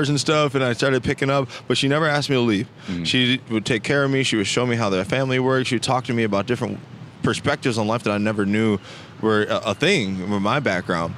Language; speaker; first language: English; native; English